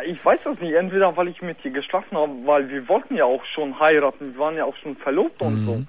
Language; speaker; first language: German; early bilingual, other home language; Polish